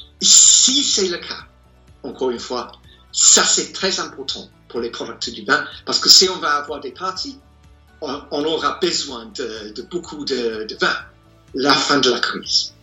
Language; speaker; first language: French; non-native, fluent; English